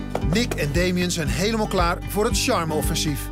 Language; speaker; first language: Dutch; native; Dutch